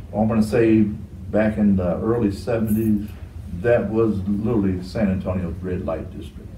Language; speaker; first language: English; native; English